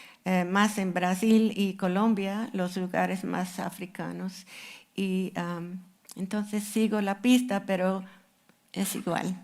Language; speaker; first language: Spanish; non-native, fluent; English